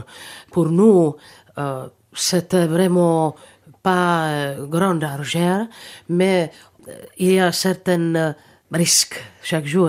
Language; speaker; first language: French; non-native, fluent; Czech